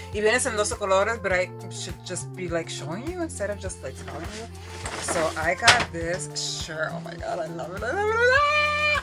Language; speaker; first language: English; early bilingual, other home language; Spanish